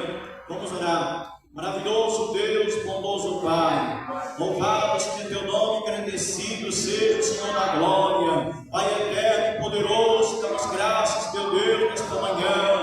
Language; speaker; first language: Portuguese; native; Portuguese